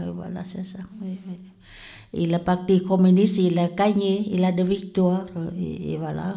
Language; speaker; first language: French; non-native, learner; Lao